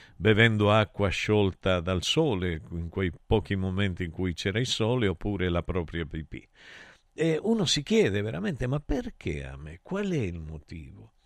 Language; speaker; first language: Italian; native; Italian